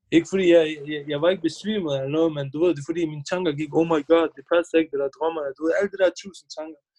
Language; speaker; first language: Danish; early bilingual, other home language; Bosnian